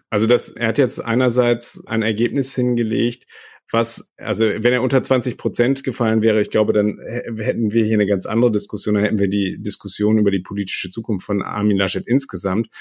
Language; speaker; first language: German; native; German